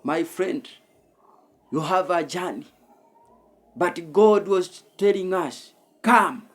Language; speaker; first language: English; non-native, local second language; Swahili